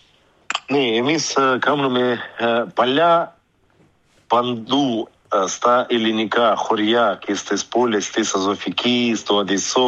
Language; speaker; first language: Greek; early bilingual, heritage; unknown